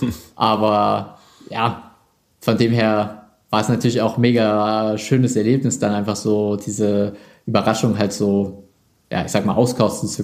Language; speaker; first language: German; native; German